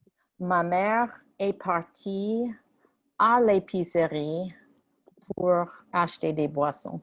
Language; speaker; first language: French; non-native, fluent; English